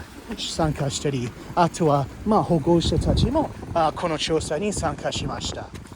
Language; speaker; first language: Japanese; non-native, fluent; English